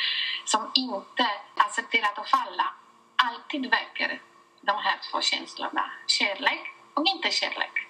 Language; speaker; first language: Swedish; non-native, fluent; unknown